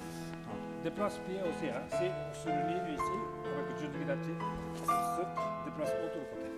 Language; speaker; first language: French; non-native, learner; Japanese